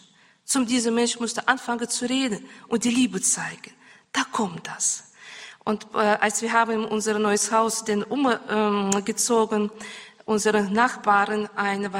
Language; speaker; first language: German; non-native, learner; Russian